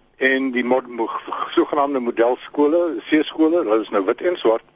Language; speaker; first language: Afrikaans; native; Afrikaans